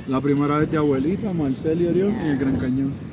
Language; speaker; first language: Spanish; native; Spanish